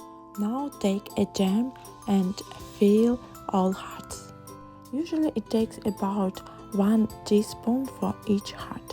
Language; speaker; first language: English; non-native, learner; Russian